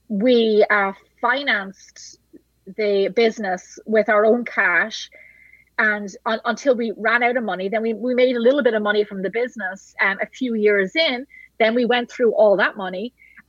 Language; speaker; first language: English; native; English